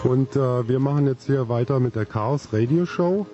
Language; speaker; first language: German; native; German